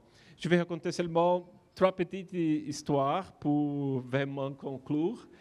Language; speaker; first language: French; non-native, fluent; Portuguese